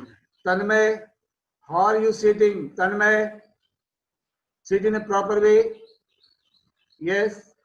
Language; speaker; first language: English; non-native, local second language; Hindi